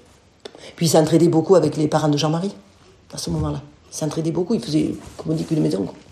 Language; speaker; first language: French; native; French